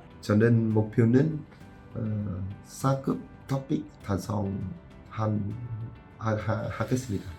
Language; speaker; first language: Korean; non-native, learner; Vietnamese